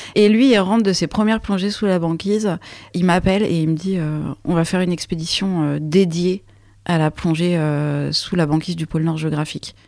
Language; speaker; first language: French; native; French